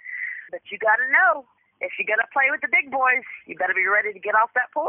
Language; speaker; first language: English; native; English